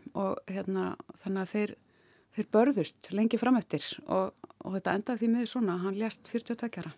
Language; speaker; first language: Icelandic; native; Icelandic